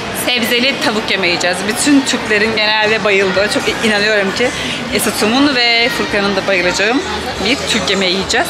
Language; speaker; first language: Turkish; native; Turkish